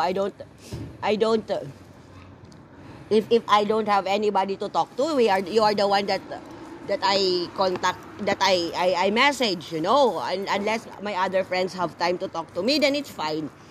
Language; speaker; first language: English; non-native, local second language; Filipino